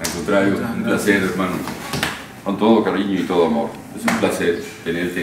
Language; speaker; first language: Spanish; native; Spanish